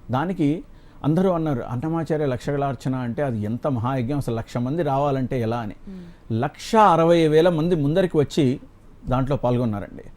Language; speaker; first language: Telugu; native; Telugu